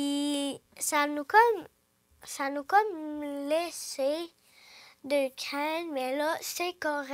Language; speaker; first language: French; early bilingual, other home language; Ukrainian